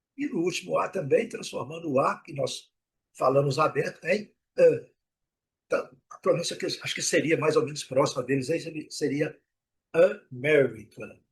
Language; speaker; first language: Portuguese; native; Portuguese